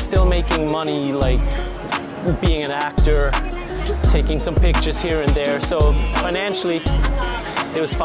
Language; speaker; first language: English; non-native, fluent; Swiss German